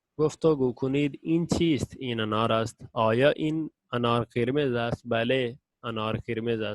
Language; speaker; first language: Persian; non-native, fluent; Urdu